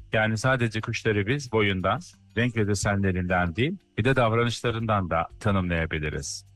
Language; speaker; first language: Turkish; native; Turkish